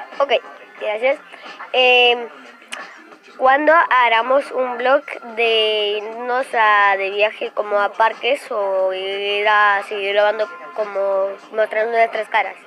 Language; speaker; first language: Spanish; native; Spanish